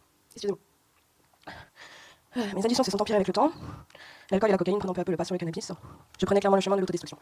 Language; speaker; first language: French; native; French